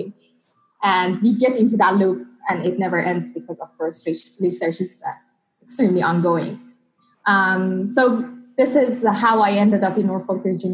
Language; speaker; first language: English; non-native, fluent; Persian